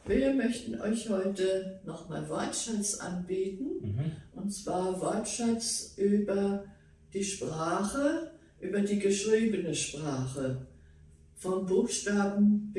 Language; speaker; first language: German; native; German